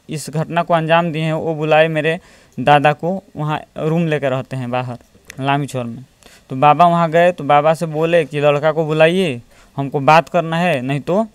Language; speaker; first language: Hindi; native; Hindi